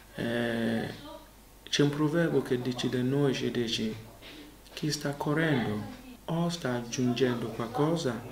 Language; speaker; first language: Italian; non-native, learner; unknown